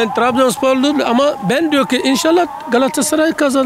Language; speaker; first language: Turkish; non-native, learner; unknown